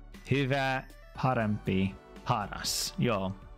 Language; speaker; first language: Finnish; non-native, learner; English